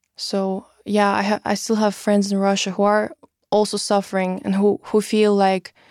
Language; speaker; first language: English; non-native, fluent; Russian